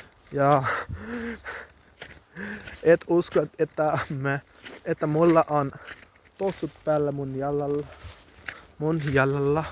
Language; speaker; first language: Finnish; non-native, learner; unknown